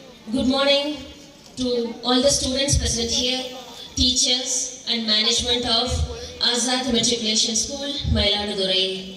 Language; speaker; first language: English; non-native, local second language; Tamil